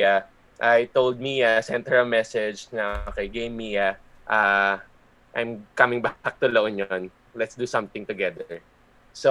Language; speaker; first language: English; non-native, local second language; Filipino